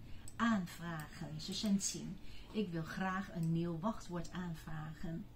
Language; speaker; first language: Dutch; non-native, fluent; Chinese